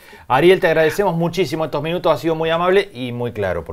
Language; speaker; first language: Spanish; native; Spanish